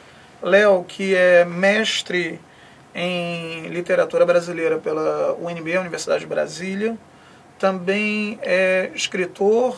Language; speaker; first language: Portuguese; native; Portuguese